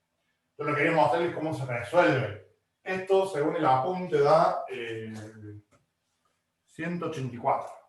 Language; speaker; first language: Spanish; native; Spanish